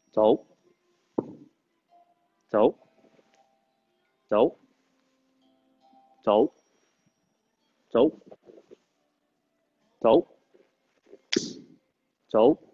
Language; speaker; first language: Chinese; native; Chinese